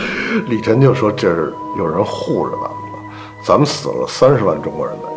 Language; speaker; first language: Chinese; native; Chinese